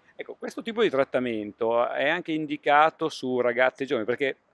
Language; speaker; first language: Italian; native; Italian